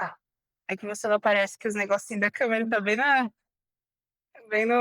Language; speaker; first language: Portuguese; native; Portuguese